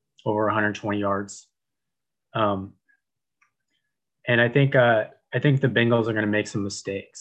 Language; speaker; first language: English; native; English